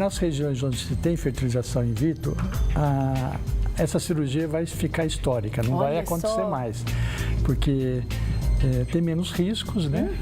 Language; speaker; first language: Portuguese; native; Portuguese